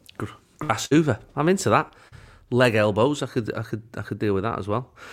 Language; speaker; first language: English; native; English